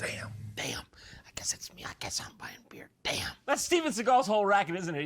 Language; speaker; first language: English; native; English